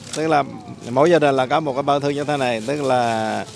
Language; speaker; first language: Vietnamese; native; Vietnamese